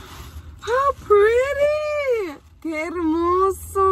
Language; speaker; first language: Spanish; early bilingual, heritage; Spanish